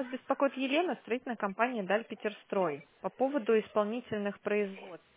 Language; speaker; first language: Russian; native; Russian